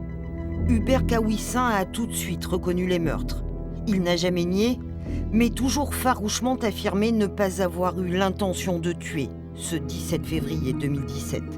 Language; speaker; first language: French; native; French